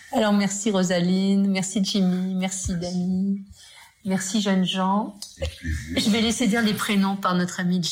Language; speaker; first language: French; native; French